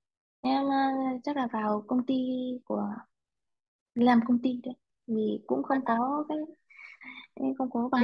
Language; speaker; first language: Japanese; non-native, learner; Vietnamese